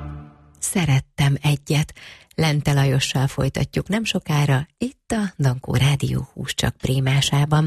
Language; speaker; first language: Hungarian; native; Hungarian